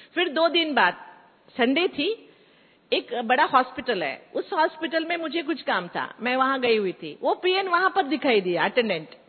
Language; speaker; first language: Hindi; non-native, local second language; Kannada